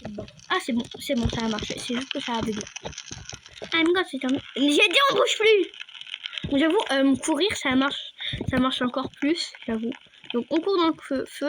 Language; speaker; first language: French; native; French